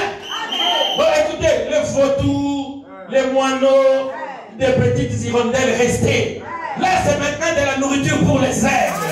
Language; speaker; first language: French; non-native, local second language; Lingala